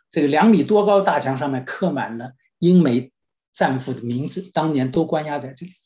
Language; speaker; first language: Chinese; native; Chinese